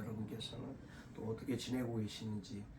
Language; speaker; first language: Korean; native; Korean